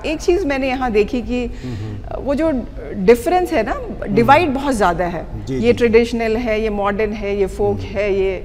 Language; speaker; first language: Hindi; native; Hindi